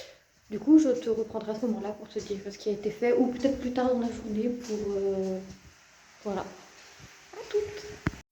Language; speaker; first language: French; native; French